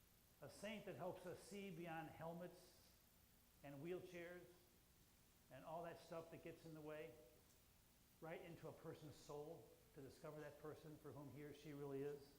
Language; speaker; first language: English; native; English